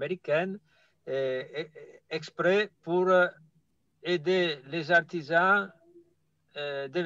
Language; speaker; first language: French; non-native, fluent; Italian